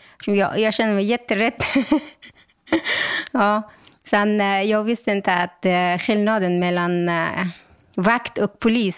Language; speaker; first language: Swedish; non-native, local second language; Persian